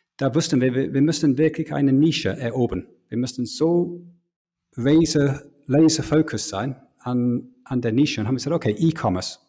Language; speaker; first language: German; non-native, fluent; English